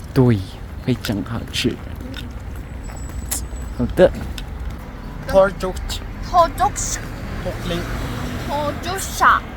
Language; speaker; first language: Chinese; non-native, learner; Mongolian